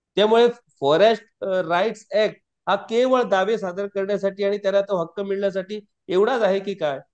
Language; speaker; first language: Marathi; non-native, local second language; Konkani